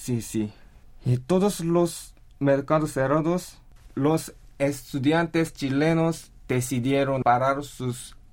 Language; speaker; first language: Spanish; non-native, learner; Korean